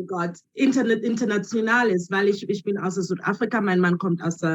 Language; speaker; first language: German; non-native, learner; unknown